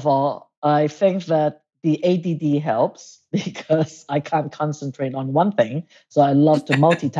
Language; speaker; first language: English; non-native, local second language; Cantonese